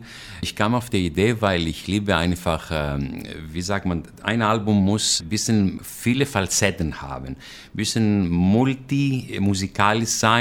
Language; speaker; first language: German; non-native, fluent; Greek